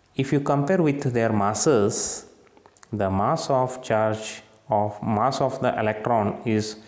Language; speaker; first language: English; non-native, local second language; Kannada